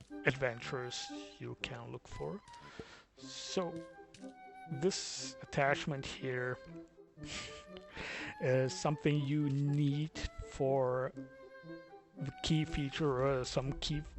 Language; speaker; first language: English; non-native, fluent; German